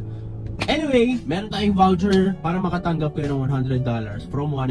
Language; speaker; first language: Filipino; native; Filipino